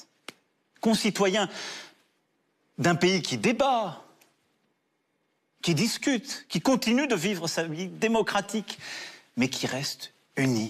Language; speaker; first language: French; native; French